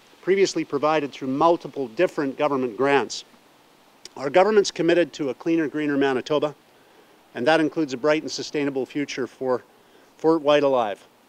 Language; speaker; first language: English; native; English